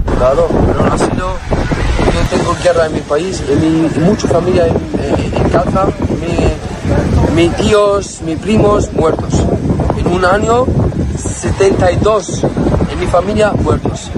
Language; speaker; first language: Spanish; non-native, learner; Arabic